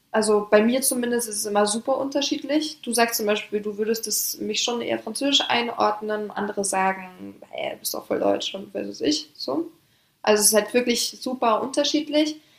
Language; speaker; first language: German; early bilingual, other home language; French